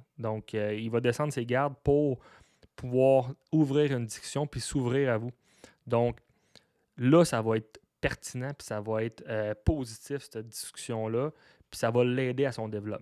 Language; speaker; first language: French; native; French